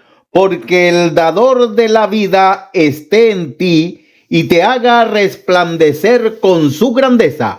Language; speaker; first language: Spanish; native; Spanish